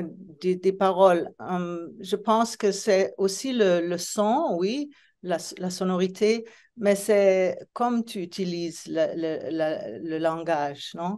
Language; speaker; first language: French; non-native, fluent; Italian